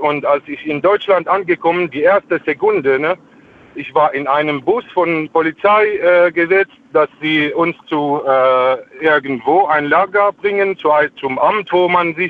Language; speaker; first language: German; non-native, fluent; Arabic